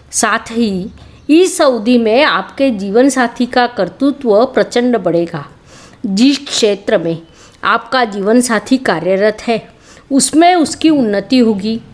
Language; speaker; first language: Hindi; native; Hindi